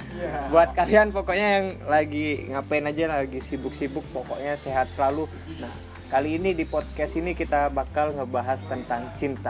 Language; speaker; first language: Indonesian; native; Indonesian